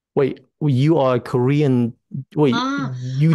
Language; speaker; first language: English; non-native, fluent; Vietnamese